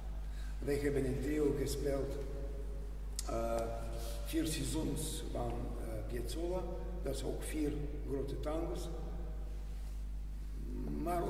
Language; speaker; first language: Dutch; non-native, learner; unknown